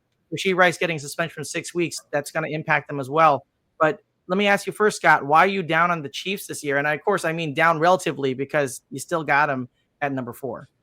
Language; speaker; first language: English; native; English